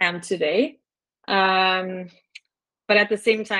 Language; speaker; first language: English; non-native, fluent; Portuguese